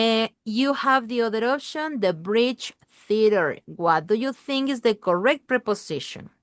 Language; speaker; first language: English; non-native, learner; Spanish